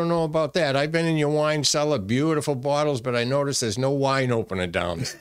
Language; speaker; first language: English; native; English